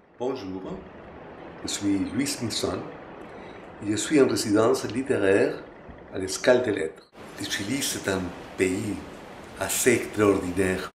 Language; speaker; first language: French; non-native, fluent; Spanish